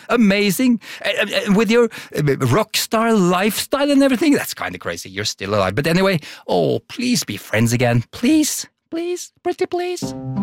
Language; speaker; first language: English; non-native, fluent; Norwegian